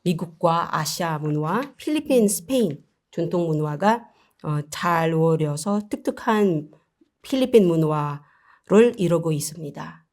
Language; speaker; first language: Korean; non-native, learner; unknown